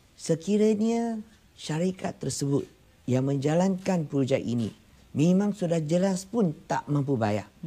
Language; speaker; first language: Malay; non-native, local second language; Chinese